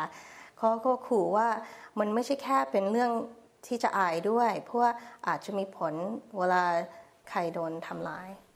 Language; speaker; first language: Thai; early bilingual, heritage; Thai